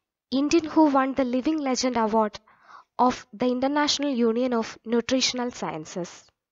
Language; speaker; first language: English; non-native, local second language; Malayalam